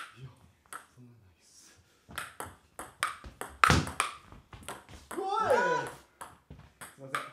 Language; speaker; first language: Japanese; native; Japanese